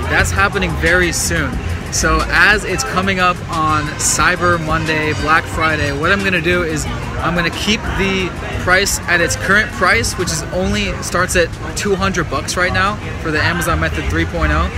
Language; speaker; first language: English; native; English